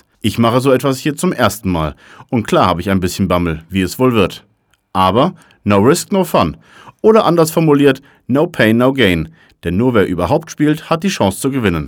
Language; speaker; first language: German; native; German